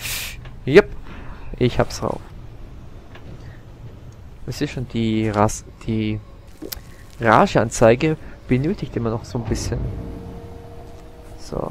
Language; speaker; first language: German; native; German